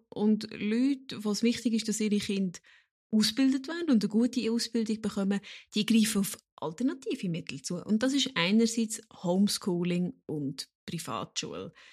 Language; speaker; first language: German; native; German